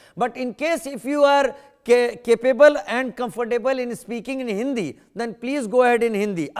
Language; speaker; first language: English; non-native, local second language; Hindi